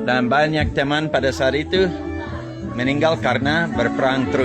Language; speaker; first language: Indonesian; non-native, fluent; English